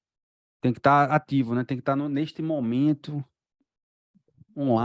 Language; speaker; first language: Portuguese; native; Portuguese